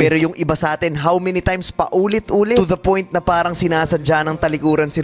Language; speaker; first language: Filipino; native; Filipino